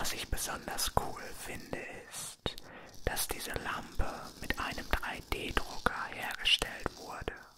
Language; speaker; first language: German; native; German